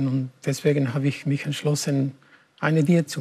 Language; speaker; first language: German; non-native, learner; Spanish